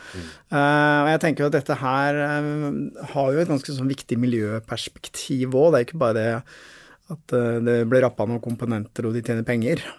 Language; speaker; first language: Norwegian; native; Norwegian